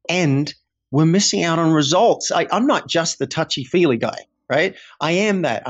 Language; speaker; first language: English; native; English